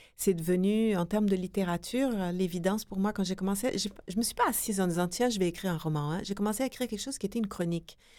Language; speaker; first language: French; non-native, fluent; Portuguese